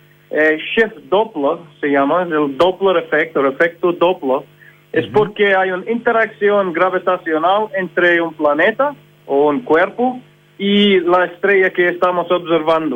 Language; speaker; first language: Spanish; non-native, fluent; English